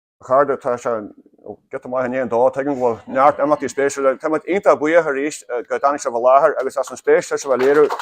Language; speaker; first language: Irish; native; Irish